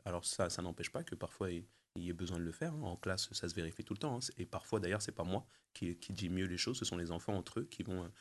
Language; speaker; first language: French; early bilingual, other home language; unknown